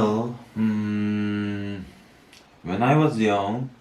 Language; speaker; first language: English; non-native, learner; Korean